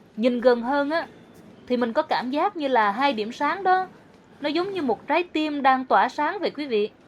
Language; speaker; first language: Vietnamese; native; Vietnamese